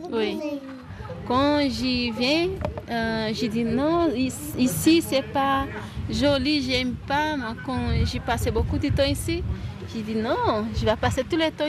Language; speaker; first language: French; non-native, learner; Kabuverdianu